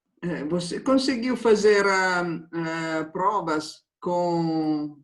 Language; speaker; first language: Portuguese; non-native, fluent; Spanish